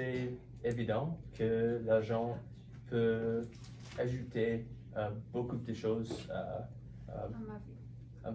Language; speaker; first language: French; non-native, learner; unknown